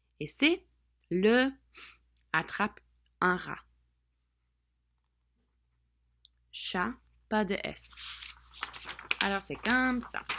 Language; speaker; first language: French; non-native, fluent; English